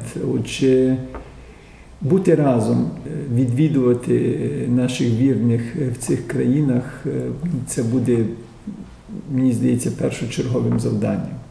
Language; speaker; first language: Ukrainian; early bilingual, heritage; Ukrainian